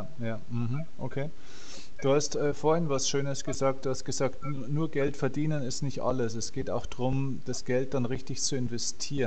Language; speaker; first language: German; native; German